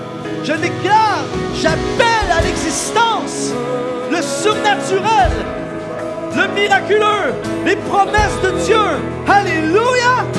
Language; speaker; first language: French; native; French